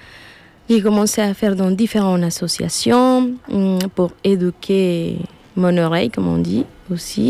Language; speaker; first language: French; non-native, learner; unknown